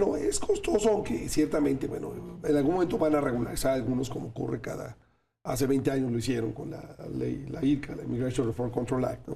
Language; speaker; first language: Spanish; native; Spanish